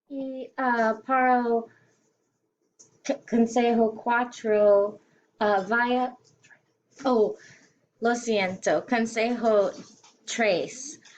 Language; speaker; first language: Spanish; non-native, learner; English